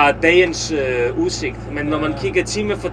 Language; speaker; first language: Danish; non-native, fluent; Polish